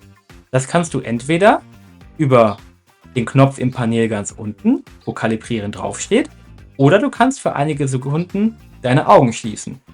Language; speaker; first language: German; native; German